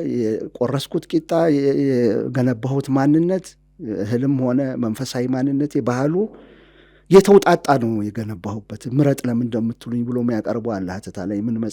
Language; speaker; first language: Amharic; native; Amharic